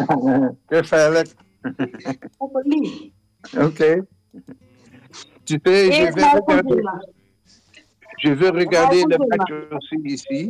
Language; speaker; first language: French; non-native, learner; Dutch